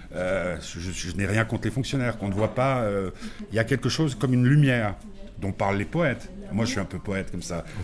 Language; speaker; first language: French; non-native, fluent; Spanish